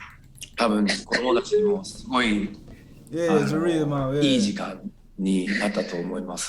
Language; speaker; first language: Japanese; non-native, fluent; Korean